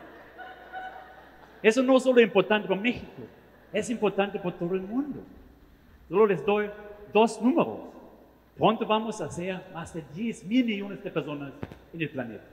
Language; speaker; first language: Spanish; non-native, fluent; German